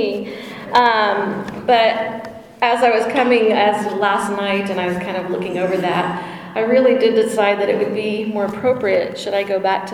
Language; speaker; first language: English; native; English